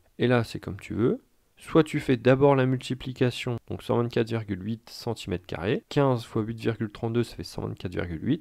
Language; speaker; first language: French; native; French